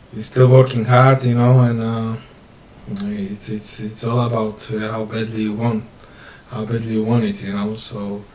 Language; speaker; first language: English; non-native, fluent; Slovak